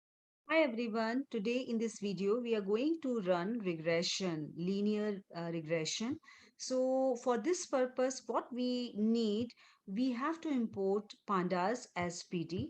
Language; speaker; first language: English; non-native, local second language; Hindi